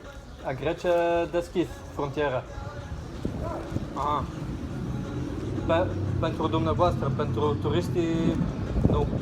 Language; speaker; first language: Romanian; non-native, learner; Bulgarian